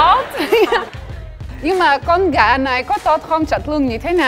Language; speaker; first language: Vietnamese; non-native, fluent; French